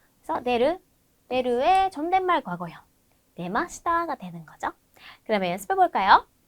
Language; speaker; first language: Korean; non-native, fluent; Japanese